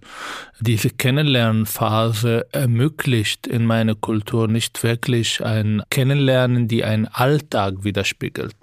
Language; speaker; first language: German; non-native, fluent; Arabic